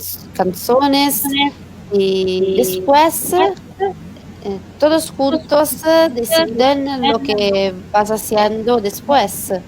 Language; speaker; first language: Spanish; non-native, learner; Italian